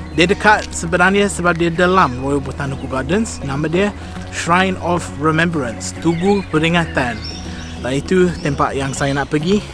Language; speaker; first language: Malay; non-native, fluent; English